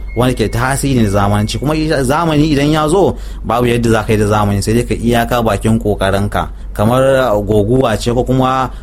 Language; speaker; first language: Hausa; native; Hausa